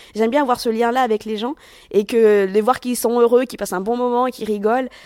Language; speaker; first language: French; native; French